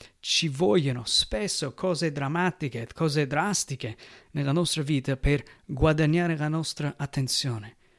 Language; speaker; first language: Italian; non-native, fluent; English